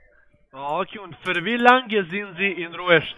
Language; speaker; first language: German; non-native, learner; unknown